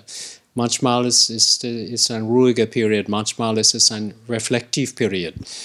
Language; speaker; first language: German; non-native, fluent; English